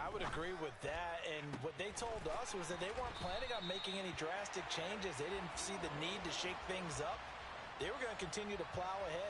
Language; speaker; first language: English; native; English